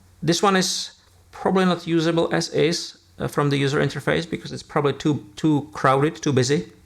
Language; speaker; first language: English; non-native, fluent; Czech